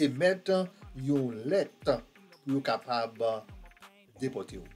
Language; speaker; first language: French; non-native, learner; Haitian Creole